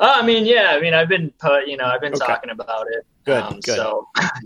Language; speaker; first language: English; native; English